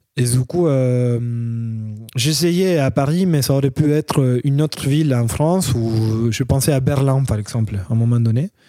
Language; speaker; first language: French; non-native, fluent; Spanish